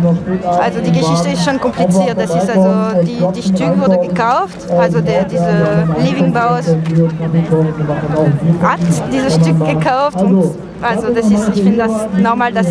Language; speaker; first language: German; non-native, fluent; French